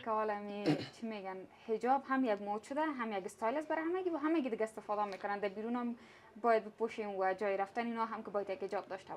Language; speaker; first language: Persian; native; Persian